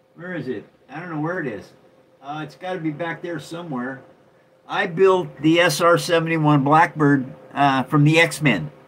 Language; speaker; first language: English; native; English